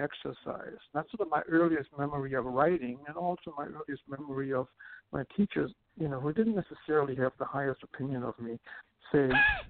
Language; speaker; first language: English; non-native, fluent; German